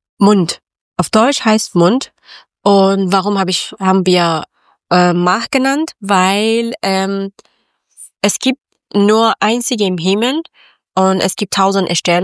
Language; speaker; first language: German; non-native, learner; Persian